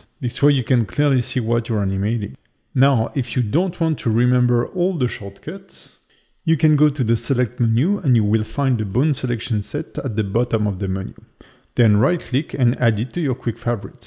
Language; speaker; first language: English; non-native, fluent; French